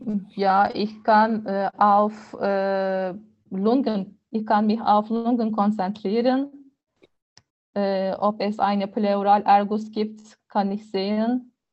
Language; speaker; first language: German; non-native, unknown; Turkish